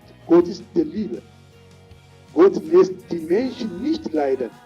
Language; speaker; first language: German; non-native, learner; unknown